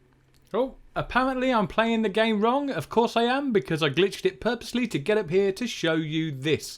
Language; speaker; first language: English; native; English